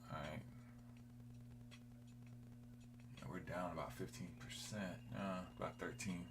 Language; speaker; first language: English; native; English